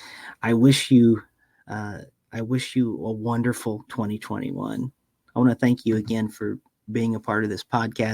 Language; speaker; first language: English; native; English